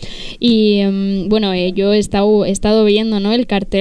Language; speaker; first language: Spanish; native; Spanish